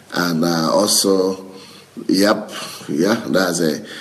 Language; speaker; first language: English; non-native, local second language; Yoruba